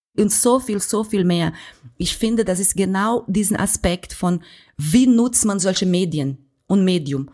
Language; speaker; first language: German; non-native, fluent; Portuguese